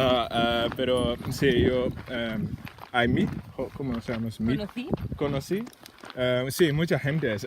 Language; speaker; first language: Spanish; non-native, learner; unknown